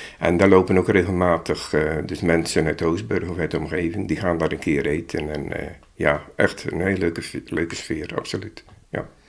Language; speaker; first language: Dutch; native; Dutch